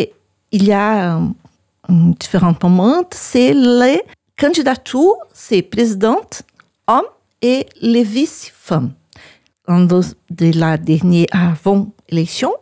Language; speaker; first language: French; non-native, learner; Portuguese